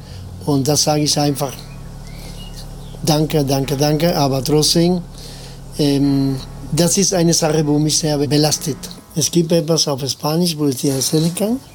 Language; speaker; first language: German; non-native, fluent; Spanish